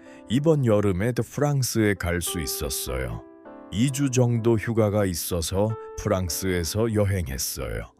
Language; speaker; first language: Korean; non-native, learner; Uzbek